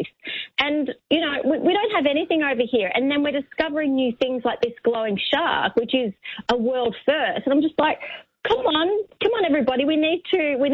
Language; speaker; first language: English; native; English